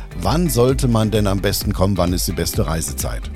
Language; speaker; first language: German; native; German